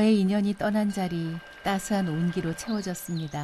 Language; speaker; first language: Korean; native; Korean